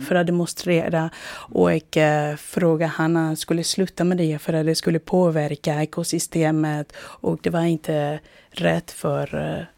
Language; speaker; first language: Swedish; non-native, fluent; Spanish